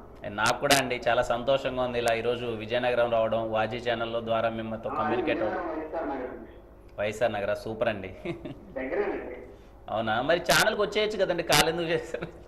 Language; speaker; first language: Telugu; native; Telugu